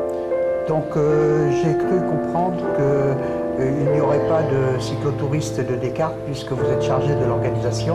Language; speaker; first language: French; native; French